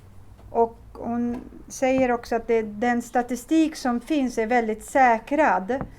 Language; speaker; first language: Swedish; early bilingual, other home language; Assyrian Neo-Aramaic